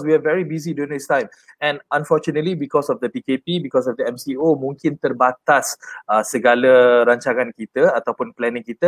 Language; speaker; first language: English; non-native, local second language; Malay